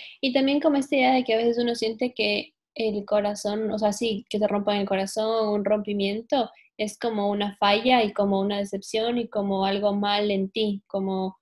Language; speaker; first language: Spanish; native; Spanish